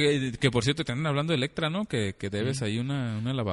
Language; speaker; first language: Spanish; native; Spanish